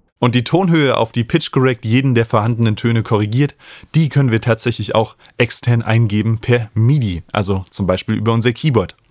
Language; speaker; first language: German; native; German